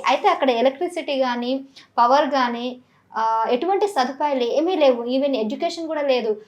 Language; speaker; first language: Telugu; native; Telugu